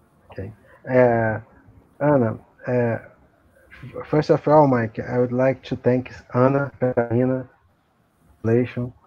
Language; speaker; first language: English; non-native, learner; Portuguese